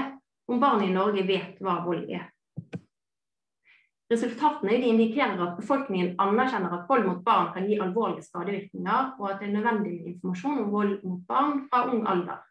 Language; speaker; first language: Norwegian; native; Norwegian